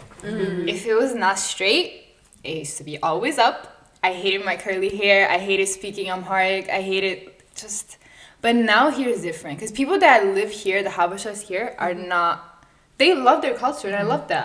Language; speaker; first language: English; non-native, fluent; Italian